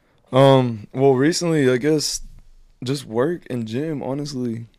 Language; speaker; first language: English; early bilingual, other home language; Spanish